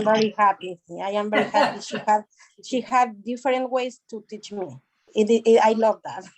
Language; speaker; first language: English; non-native, learner; Spanish